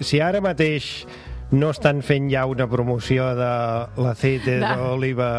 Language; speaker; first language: Catalan; native; Catalan